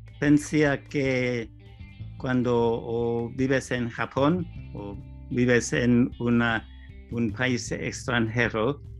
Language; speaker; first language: Spanish; non-native, learner; English